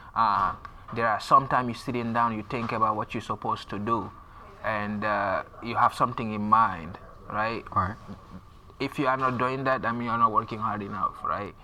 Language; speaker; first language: English; non-native, fluent; French